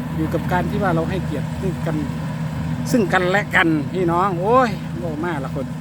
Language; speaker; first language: Thai; non-native, local second language; Northeastern Thai